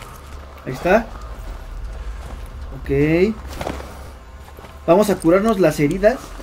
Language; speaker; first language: Spanish; native; Spanish